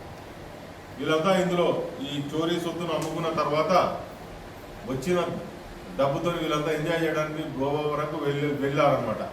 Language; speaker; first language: Telugu; native; Telugu